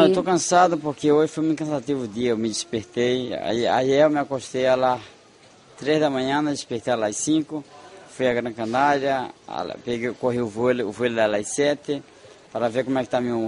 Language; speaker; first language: Spanish; non-native, fluent; Portuguese